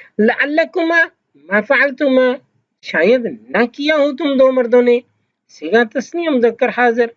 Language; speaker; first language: Urdu; native; Urdu